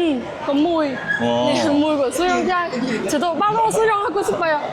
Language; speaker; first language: Korean; non-native, learner; Vietnamese